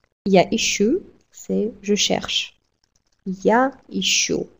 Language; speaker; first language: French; non-native, fluent; Russian